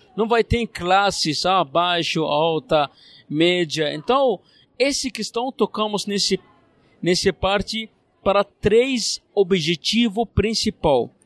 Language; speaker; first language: Portuguese; non-native, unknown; Arabic